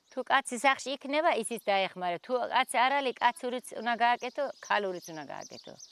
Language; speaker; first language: Georgian; non-native, local second language; Avaric